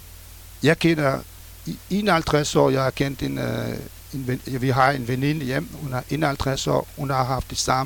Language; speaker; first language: Danish; non-native, fluent; French